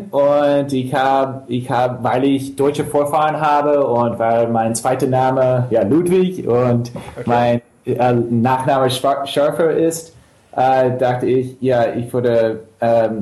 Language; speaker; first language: German; non-native, fluent; English